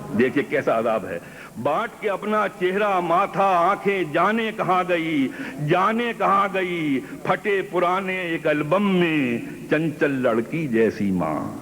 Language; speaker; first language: Urdu; native; Urdu